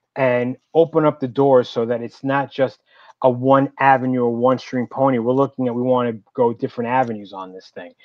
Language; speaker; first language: English; native; English